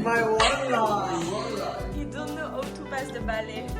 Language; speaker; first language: English; non-native, learner; French